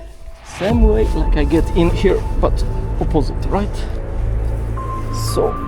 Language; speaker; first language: English; non-native, fluent; Polish